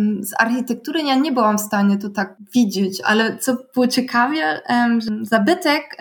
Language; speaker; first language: Polish; non-native, fluent; German